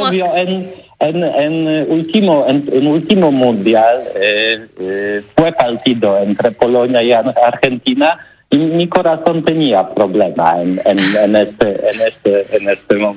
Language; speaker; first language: Spanish; non-native, learner; Polish